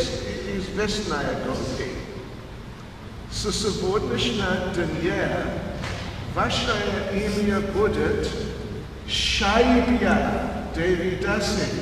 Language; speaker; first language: Russian; non-native, learner; English